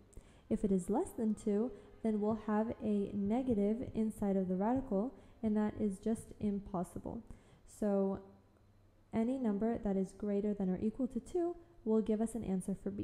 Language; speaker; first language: English; native; English